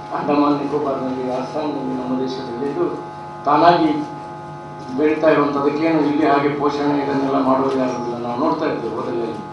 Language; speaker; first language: Kannada; native; Kannada